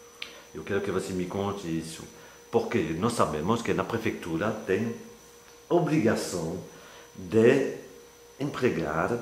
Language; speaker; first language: Portuguese; non-native, fluent; French